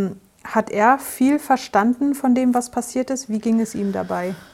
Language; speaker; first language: German; native; German